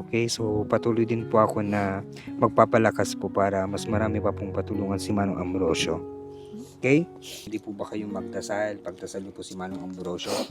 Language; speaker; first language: Filipino; non-native, local second language; Iloko